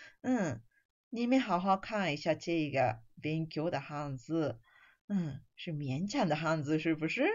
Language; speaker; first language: Chinese; non-native, fluent; Japanese